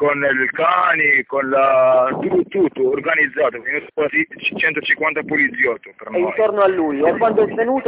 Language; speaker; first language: Italian; non-native, learner; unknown